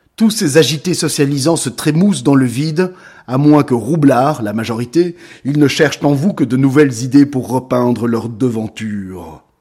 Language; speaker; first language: French; native; French